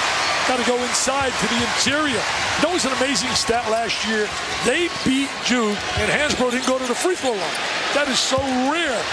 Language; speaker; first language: English; native; English